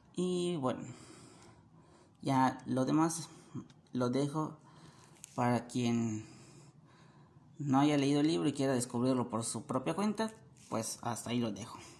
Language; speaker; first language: Spanish; native; Spanish